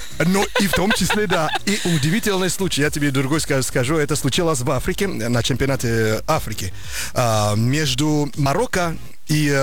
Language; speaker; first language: Russian; non-native, fluent; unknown